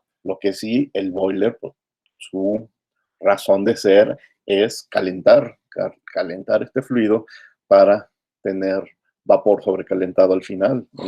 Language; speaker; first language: Spanish; native; Spanish